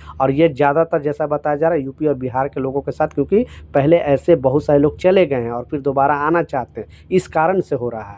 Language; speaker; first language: Hindi; native; Hindi